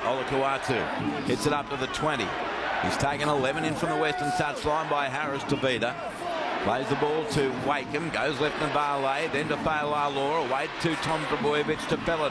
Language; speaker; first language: English; native; English